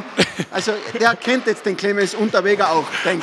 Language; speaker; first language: German; native; German